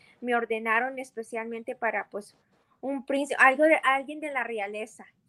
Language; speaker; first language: Spanish; early bilingual, heritage; Spanish